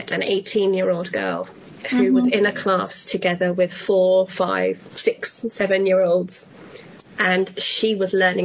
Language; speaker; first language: English; native; English